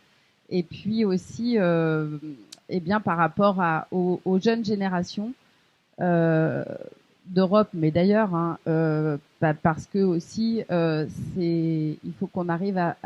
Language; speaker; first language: French; native; French